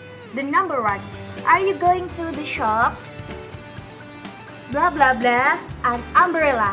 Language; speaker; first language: English; non-native, learner; Indonesian